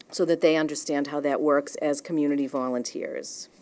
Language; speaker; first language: English; native; English